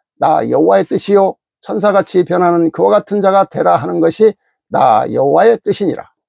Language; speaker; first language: Korean; native; Korean